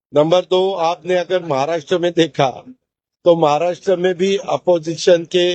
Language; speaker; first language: Hindi; non-native, local second language; Marathi